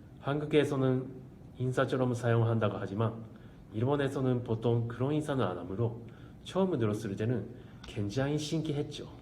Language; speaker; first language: Korean; non-native, learner; Japanese